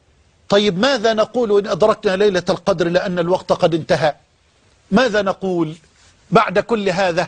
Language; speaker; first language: Arabic; native; Arabic